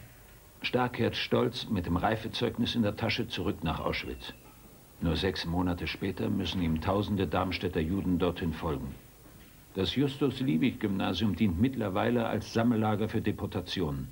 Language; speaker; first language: German; native; German